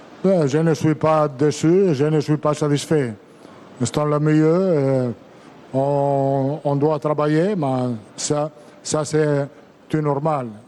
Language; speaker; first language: French; non-native, fluent; Portuguese